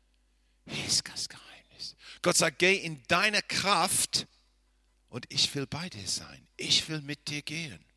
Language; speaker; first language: German; non-native, fluent; English